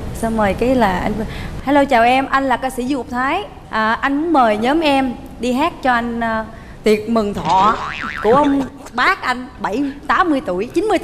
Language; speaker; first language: Vietnamese; native; Vietnamese